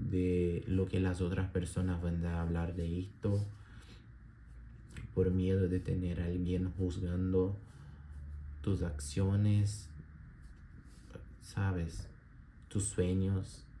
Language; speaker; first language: Spanish; non-native, learner; Portuguese